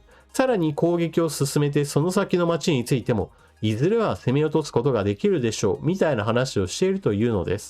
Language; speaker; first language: Japanese; native; Japanese